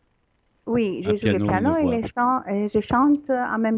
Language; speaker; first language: French; non-native, learner; Greek